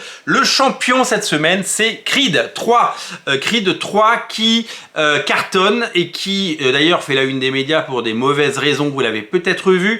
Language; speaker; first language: French; native; French